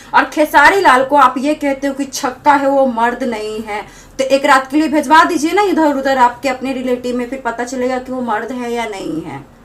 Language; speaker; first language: Hindi; native; Hindi